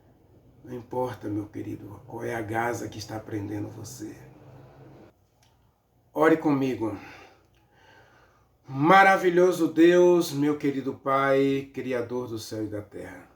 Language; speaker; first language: Portuguese; native; Portuguese